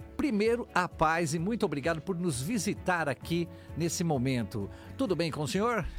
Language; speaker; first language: Portuguese; native; Portuguese